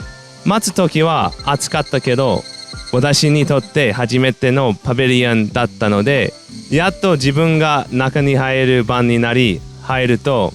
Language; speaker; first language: Japanese; non-native, fluent; English